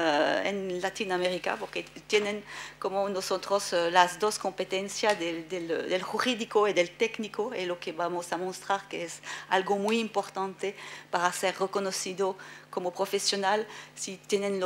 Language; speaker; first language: Spanish; non-native, fluent; French